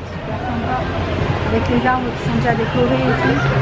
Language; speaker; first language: French; native; French